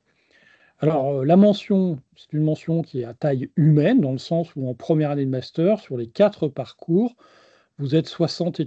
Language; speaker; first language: French; native; French